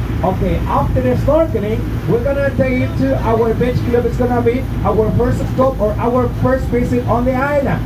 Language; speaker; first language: English; non-native, fluent; Spanish